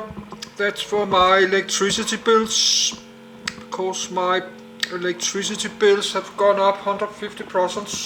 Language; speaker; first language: English; non-native, learner; Danish